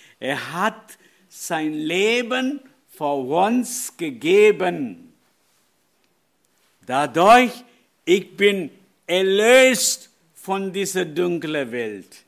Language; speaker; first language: German; non-native, learner; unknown